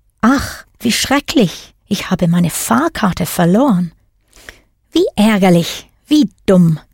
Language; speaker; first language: German; non-native, fluent; English